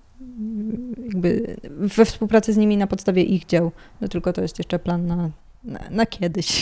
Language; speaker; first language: Polish; native; Polish